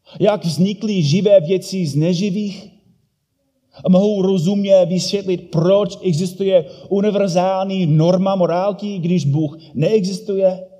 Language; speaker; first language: Czech; non-native, fluent; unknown